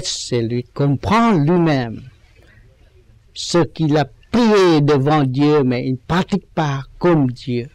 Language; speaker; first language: French; non-native, learner; Vietnamese